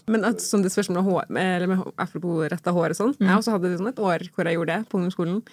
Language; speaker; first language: Norwegian; native; Norwegian